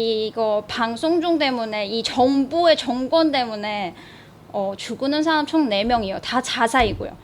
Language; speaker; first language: Korean; non-native, learner; Cantonese